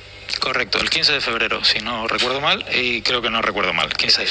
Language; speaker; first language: Spanish; native; Spanish